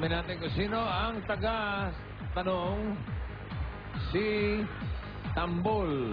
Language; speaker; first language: Filipino; native; Filipino